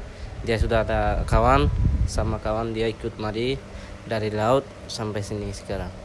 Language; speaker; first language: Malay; non-native, local second language; Rohingya